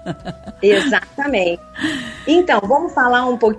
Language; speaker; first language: Portuguese; native; Portuguese